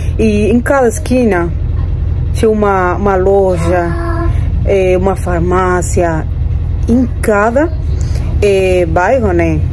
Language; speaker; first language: Portuguese; non-native, fluent; Spanish